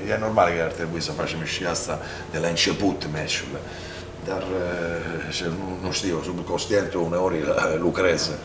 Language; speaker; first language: Romanian; non-native, fluent; Italian